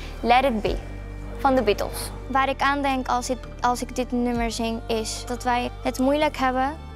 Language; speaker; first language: Dutch; non-native, fluent; Arabic